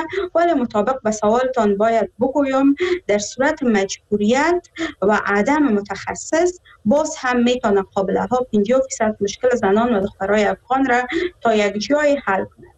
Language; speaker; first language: Persian; native; Persian